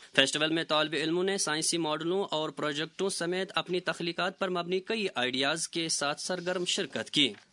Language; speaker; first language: Urdu; non-native, local second language; Kashmiri